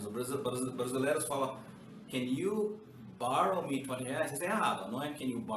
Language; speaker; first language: Portuguese; non-native, learner; English